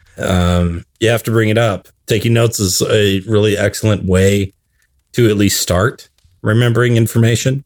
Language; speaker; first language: English; native; English